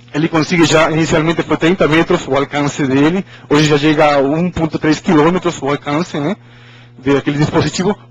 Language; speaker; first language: Portuguese; non-native, fluent; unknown